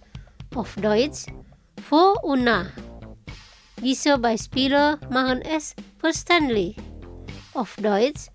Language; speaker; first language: German; non-native, fluent; Indonesian